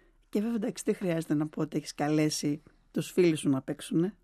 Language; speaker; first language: Greek; native; Greek